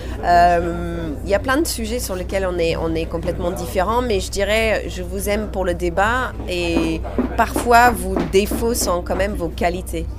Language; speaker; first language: French; non-native, fluent; English